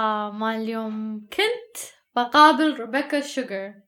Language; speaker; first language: Arabic; early bilingual, heritage; Arabic